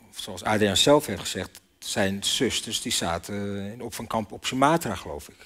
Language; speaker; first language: Dutch; native; Dutch